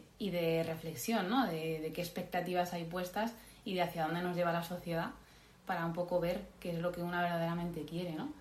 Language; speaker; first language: Spanish; native; Spanish